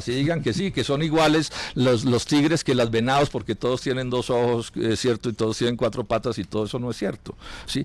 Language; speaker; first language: Spanish; native; Spanish